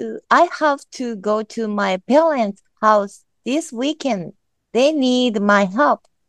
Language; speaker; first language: English; non-native, learner; Japanese